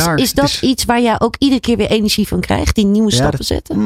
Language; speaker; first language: Dutch; native; Dutch